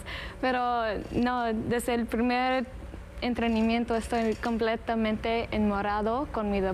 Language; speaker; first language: Spanish; early bilingual, heritage; English